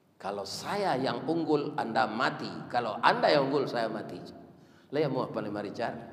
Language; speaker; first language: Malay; non-native, local second language; Minangkabau